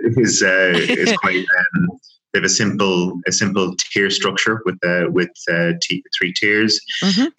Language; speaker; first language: English; native; English